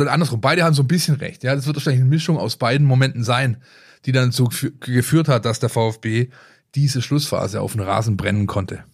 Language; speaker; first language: German; native; German